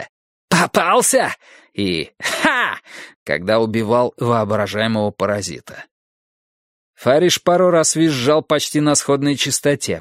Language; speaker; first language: Russian; native; Russian